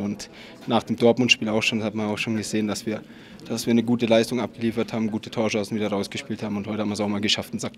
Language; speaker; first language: German; native; German